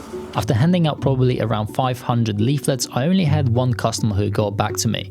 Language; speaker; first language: English; native; English